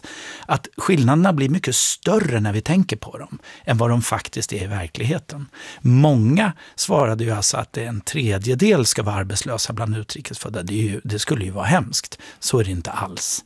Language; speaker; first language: Swedish; native; Swedish